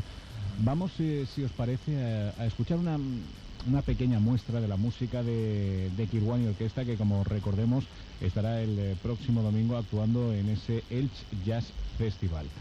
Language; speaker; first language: Spanish; native; Spanish